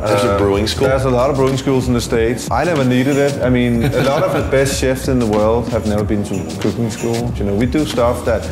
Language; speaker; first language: English; non-native, fluent; Danish